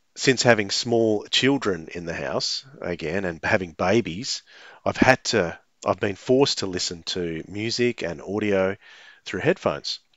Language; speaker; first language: English; native; English